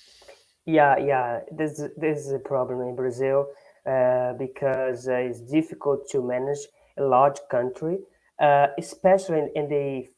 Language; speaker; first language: English; non-native, learner; Portuguese